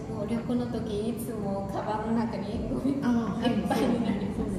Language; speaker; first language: Japanese; non-native, fluent; Vietnamese